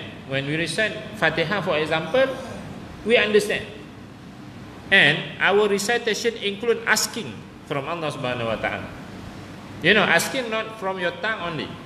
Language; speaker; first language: English; non-native, local second language; Malay